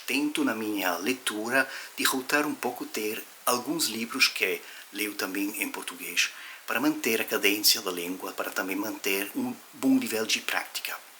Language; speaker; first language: Portuguese; non-native, fluent; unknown